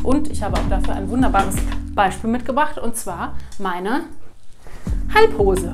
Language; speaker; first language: German; native; German